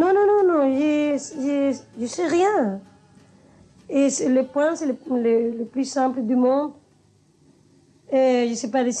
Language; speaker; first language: French; non-native, learner; Spanish